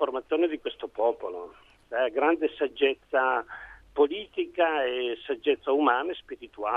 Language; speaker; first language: Italian; native; Italian